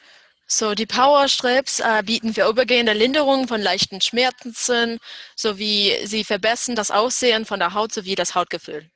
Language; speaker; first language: German; non-native, fluent; English